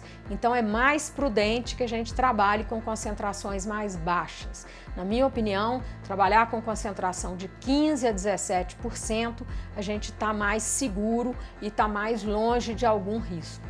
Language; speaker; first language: Portuguese; native; Portuguese